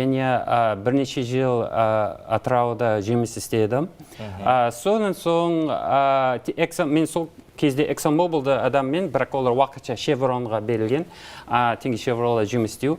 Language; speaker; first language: Kazakh; non-native, learner; English